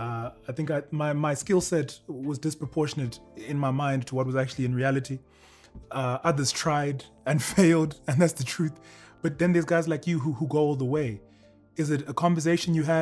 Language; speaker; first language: English; native; English